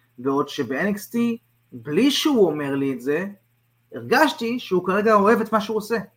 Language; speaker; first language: Hebrew; native; Hebrew